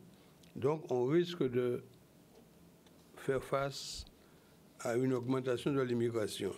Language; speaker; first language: French; native; French